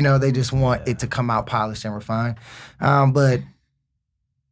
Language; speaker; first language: English; native; English